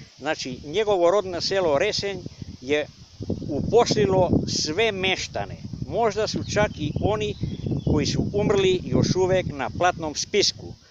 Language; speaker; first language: Serbian; non-native, local second language; Bulgarian